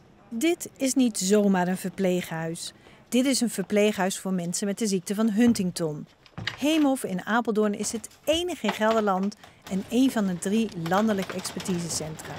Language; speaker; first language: Dutch; native; Dutch